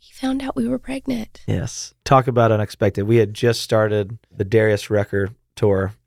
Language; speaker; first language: English; native; English